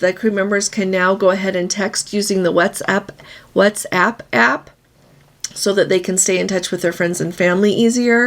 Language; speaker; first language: English; native; English